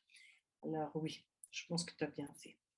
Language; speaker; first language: French; non-native, fluent; Spanish